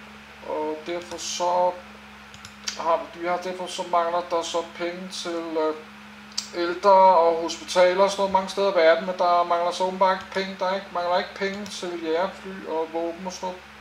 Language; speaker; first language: Danish; native; Danish